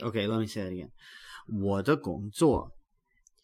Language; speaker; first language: Chinese; non-native, learner; English